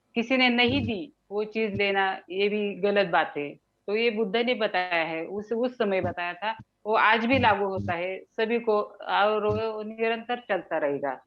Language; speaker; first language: Hindi; non-native, fluent; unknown